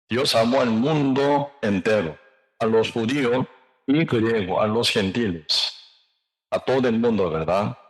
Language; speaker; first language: Spanish; non-native, learner; Korean